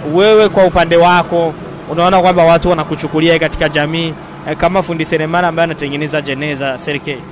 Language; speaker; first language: Swahili; non-native, local second language; Rundi